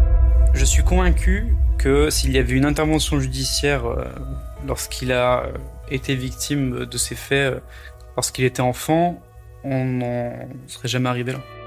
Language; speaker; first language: French; native; French